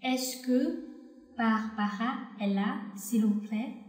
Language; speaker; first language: French; non-native, fluent; Chinese